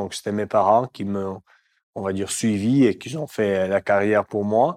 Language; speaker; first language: French; non-native, fluent; Russian